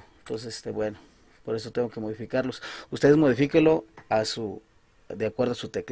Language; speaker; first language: Spanish; native; Spanish